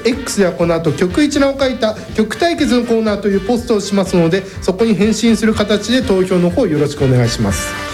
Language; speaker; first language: Japanese; native; Japanese